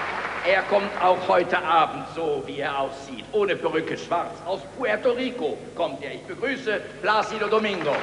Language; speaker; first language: German; native; German